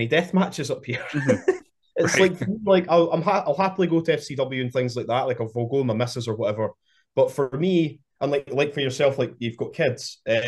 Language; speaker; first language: English; native; English